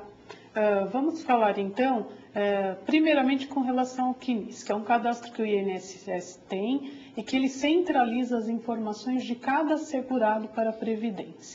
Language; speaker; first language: Portuguese; native; Portuguese